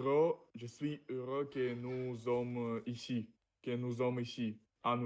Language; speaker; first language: French; non-native, learner; Russian